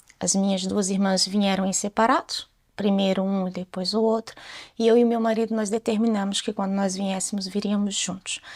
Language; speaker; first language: Portuguese; native; Portuguese